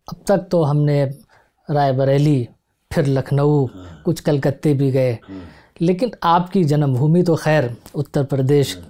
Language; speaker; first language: Hindi; native; Hindi